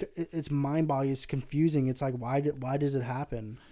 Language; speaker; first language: English; early bilingual, other home language; Spanish